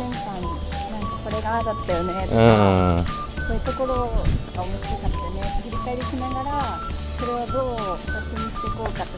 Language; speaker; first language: Japanese; native; Japanese